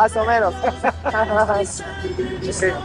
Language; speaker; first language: Spanish; non-native, learner; English